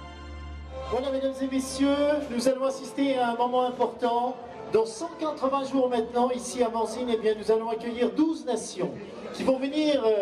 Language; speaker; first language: French; native; French